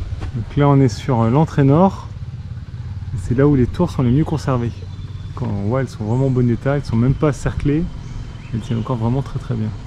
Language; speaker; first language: French; native; French